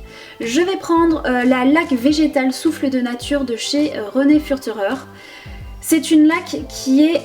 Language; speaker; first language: French; native; French